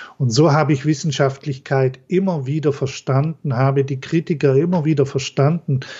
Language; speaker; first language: German; native; German